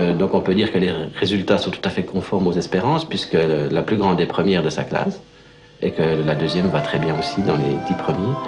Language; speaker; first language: French; native; French